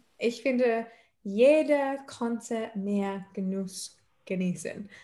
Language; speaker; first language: German; non-native, fluent; English